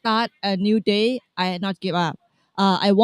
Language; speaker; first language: English; non-native, learner; Thai